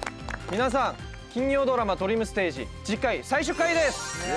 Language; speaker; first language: Japanese; non-native, fluent; Korean